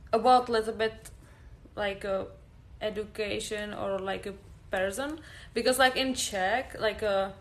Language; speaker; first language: English; non-native, fluent; Czech